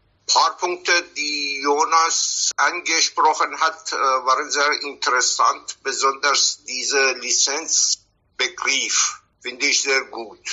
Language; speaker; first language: German; non-native, fluent; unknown